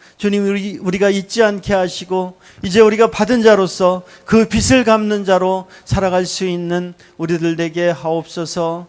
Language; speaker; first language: Korean; native; Korean